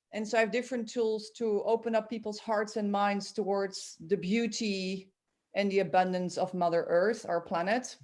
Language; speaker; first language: English; non-native, fluent; Dutch